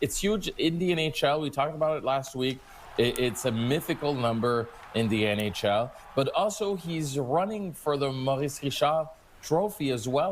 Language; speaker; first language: English; non-native, local second language; French